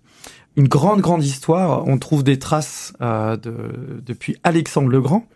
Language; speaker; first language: French; native; French